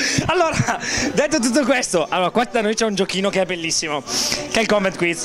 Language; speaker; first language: Italian; native; Italian